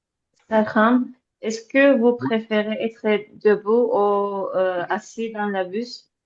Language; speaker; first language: French; non-native, learner; Azerbaijani